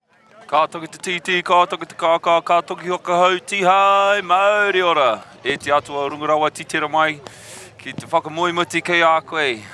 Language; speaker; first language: Māori; non-native, local second language; English